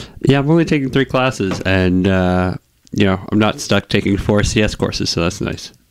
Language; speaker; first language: English; native; English